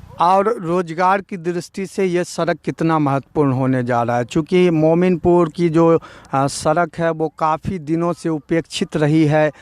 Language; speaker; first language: Hindi; native; Hindi